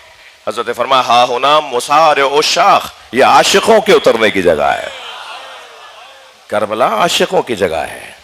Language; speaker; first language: Urdu; native; Urdu